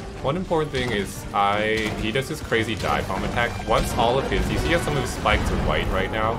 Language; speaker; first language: English; native; English